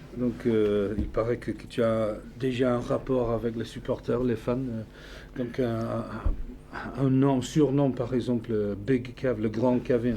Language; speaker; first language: French; non-native, fluent; English